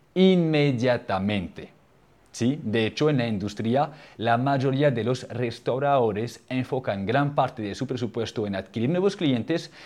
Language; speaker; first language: Spanish; non-native, fluent; French